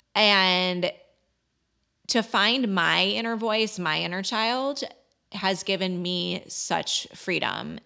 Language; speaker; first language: English; native; English